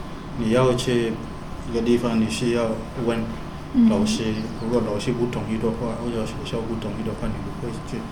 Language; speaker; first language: Chinese; non-native, fluent; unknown